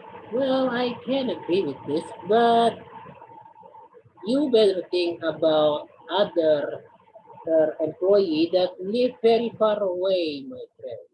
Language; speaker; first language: English; non-native, fluent; Indonesian